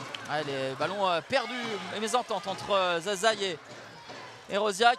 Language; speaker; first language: French; native; French